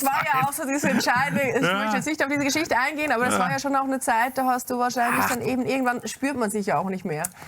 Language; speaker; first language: German; native; German